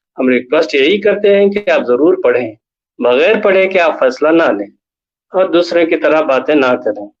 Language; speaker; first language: Urdu; native; Urdu